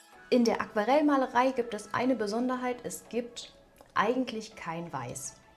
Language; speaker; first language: German; native; German